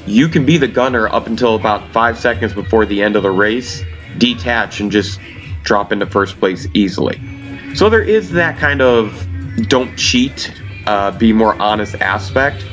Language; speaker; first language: English; native; English